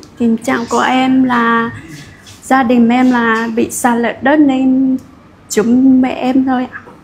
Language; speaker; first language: Vietnamese; non-native, local second language; Hmong